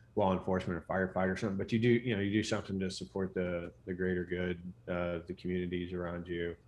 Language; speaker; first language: English; native; English